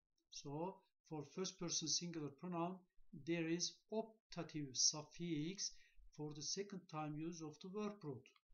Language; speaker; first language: English; non-native, fluent; Turkish